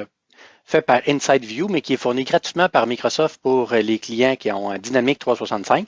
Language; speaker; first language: French; native; French